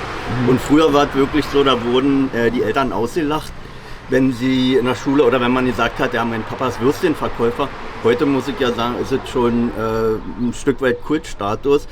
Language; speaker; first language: German; native; German